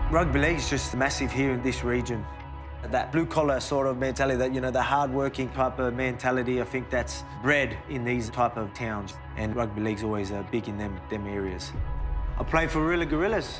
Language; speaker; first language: English; native; English